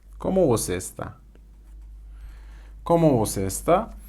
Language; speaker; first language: Portuguese; non-native, fluent; Turkish